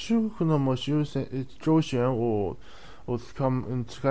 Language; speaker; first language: Japanese; non-native, learner; Chinese